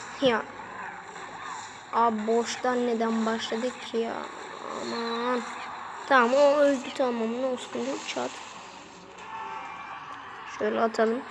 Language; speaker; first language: Turkish; native; Turkish